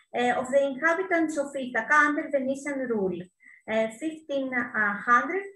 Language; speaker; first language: English; non-native, fluent; Greek